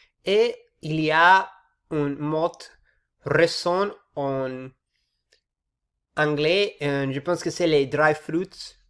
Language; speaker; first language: French; non-native, learner; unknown